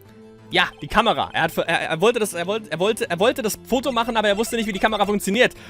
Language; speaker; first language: German; native; German